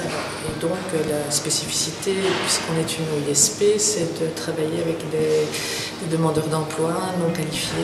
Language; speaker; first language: French; native; French